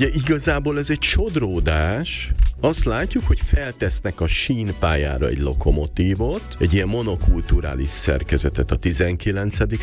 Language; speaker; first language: Hungarian; native; Hungarian